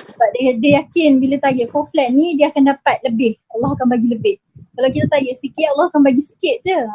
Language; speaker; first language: Malay; native; Malay